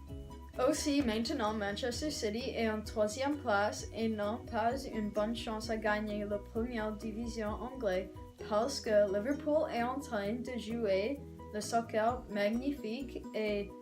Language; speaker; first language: French; non-native, learner; English